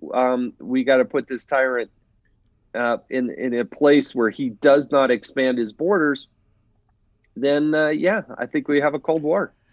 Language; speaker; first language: English; native; English